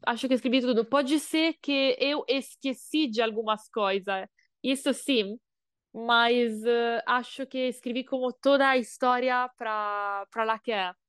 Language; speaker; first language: Portuguese; non-native, learner; Italian